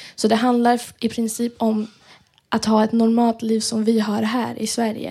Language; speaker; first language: Swedish; early bilingual, other home language; Persian